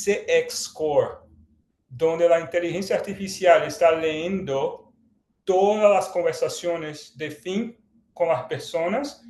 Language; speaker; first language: Spanish; non-native, fluent; Portuguese